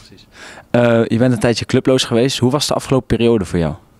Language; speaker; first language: Dutch; native; Dutch